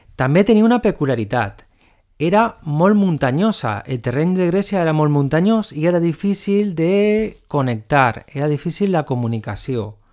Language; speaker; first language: Catalan; non-native, local second language; Spanish